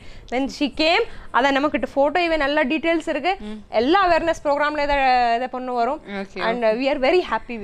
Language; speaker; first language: Tamil; non-native, learner; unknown